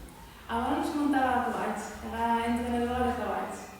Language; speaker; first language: Catalan; non-native, fluent; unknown